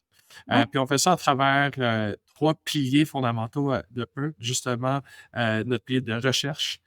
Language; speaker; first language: French; non-native, local second language; English